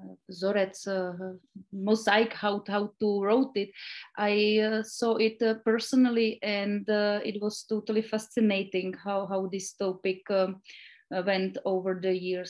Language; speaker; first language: English; non-native, fluent; Czech